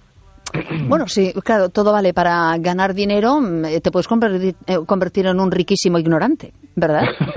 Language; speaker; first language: Spanish; native; Spanish